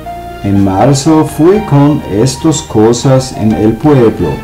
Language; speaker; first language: Spanish; non-native, learner; German